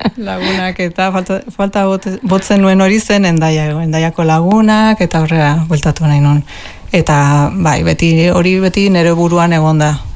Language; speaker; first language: Basque; non-native, local second language; Spanish